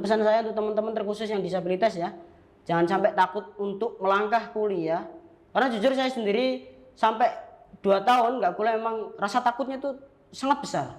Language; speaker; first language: Indonesian; non-native, local second language; Javanese